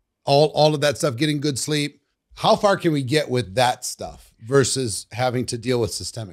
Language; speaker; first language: English; native; English